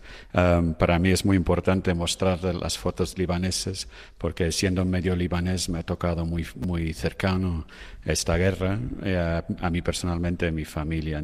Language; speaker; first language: Spanish; non-native, fluent; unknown